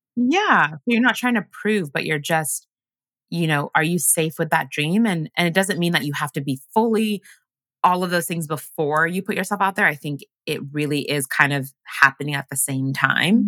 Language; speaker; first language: English; early bilingual, other home language; Ganda